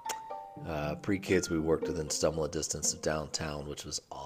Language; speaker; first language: English; native; English